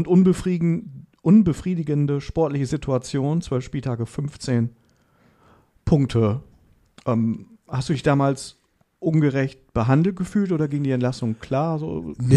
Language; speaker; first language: German; native; German